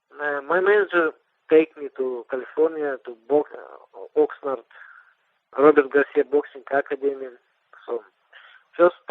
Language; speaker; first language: English; non-native, learner; Russian